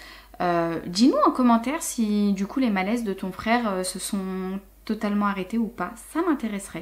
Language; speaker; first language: French; native; French